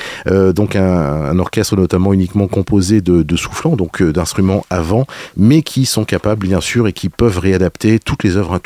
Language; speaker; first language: French; native; French